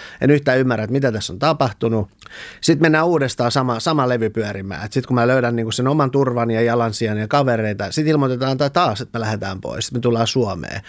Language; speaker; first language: Finnish; early bilingual, other home language; Persian